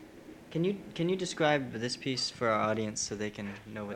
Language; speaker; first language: English; native; English